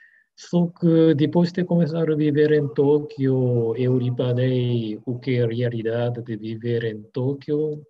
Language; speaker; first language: Portuguese; non-native, learner; Japanese